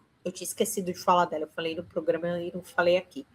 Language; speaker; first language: Portuguese; native; Portuguese